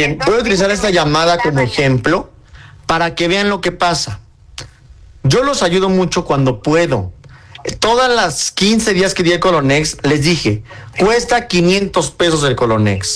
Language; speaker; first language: Spanish; native; Spanish